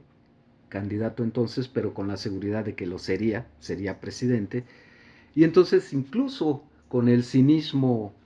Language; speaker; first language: Spanish; native; Spanish